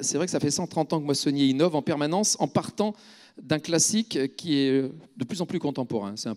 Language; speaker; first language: French; native; French